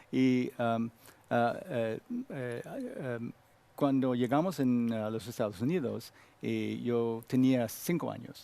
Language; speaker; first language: Spanish; non-native, learner; Korean